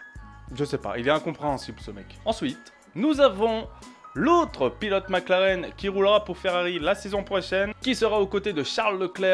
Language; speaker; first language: French; native; French